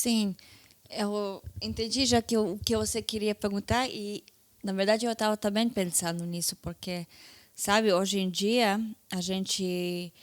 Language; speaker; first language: Portuguese; non-native, fluent; Hebrew